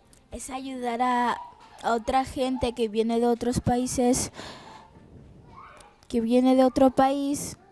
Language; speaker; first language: Spanish; early bilingual, other home language; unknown